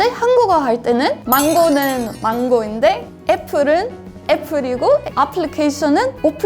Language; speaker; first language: Korean; non-native, fluent; English